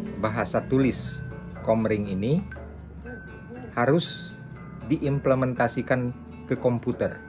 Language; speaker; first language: Indonesian; non-native, local second language; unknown